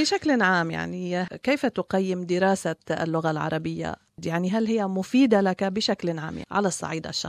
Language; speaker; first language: Arabic; native; Arabic